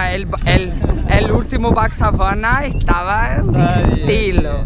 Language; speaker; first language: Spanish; non-native, learner; Portuguese